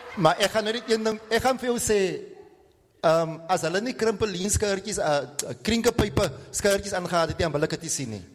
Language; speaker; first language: Afrikaans; native; Afrikaans